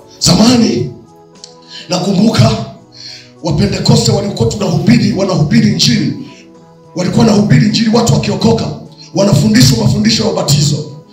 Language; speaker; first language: Swahili; native; Swahili